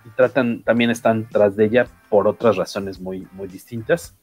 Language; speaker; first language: Spanish; native; Spanish